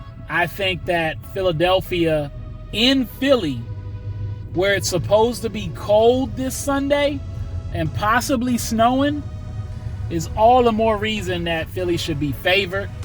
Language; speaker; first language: English; native; English